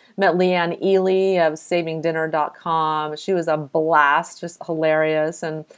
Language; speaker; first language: English; native; English